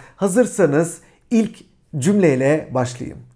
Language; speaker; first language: Turkish; native; Turkish